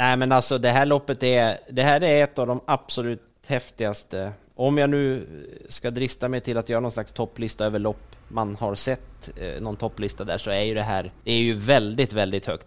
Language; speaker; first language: Swedish; native; Swedish